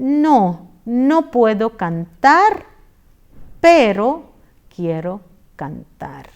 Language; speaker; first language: Spanish; non-native, fluent; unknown